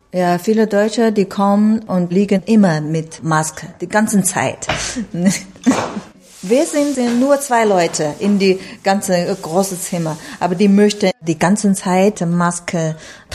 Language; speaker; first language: German; non-native, learner; Chinese